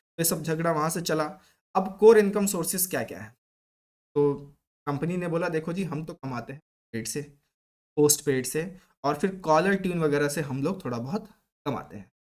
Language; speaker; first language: Hindi; native; Hindi